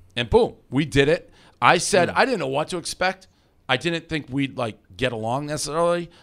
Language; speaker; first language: English; native; English